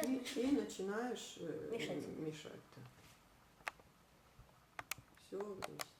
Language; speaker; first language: Russian; non-native, local second language; Azerbaijani